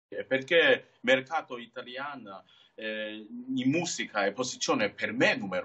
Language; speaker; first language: Italian; non-native, learner; Chinese